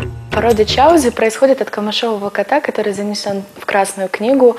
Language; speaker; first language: Russian; native; Russian